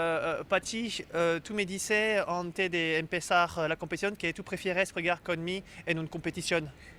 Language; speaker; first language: Spanish; non-native, learner; French